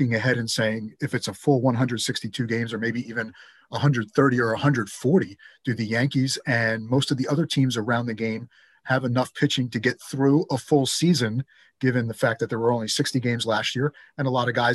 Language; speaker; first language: English; native; English